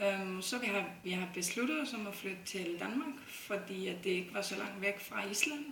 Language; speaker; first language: Danish; non-native, fluent; Icelandic